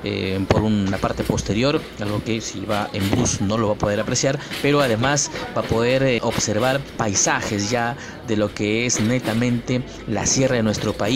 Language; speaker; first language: Spanish; native; Spanish